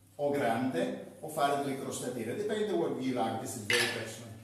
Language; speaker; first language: English; non-native, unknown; Italian